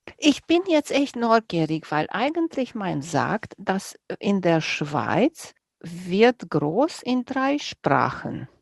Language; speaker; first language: German; non-native, fluent; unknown